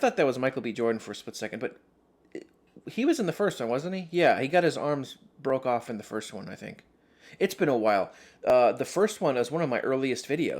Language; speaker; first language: English; native; English